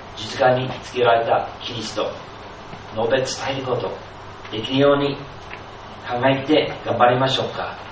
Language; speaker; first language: Japanese; non-native, fluent; English